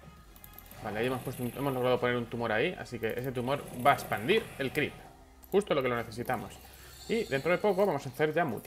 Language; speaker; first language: Spanish; native; Spanish